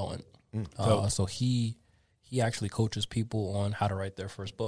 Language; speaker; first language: English; native; English